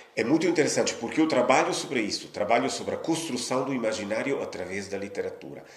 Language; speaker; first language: Portuguese; non-native, fluent; Italian